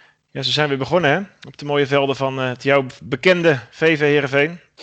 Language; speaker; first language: Dutch; native; Dutch